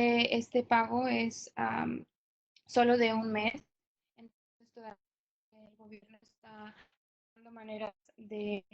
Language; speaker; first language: Spanish; non-native, fluent; English